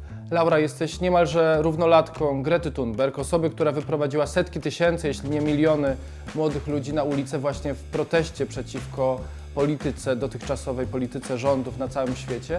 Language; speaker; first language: Polish; native; Polish